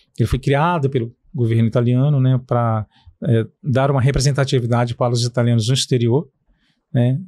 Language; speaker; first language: Portuguese; native; Portuguese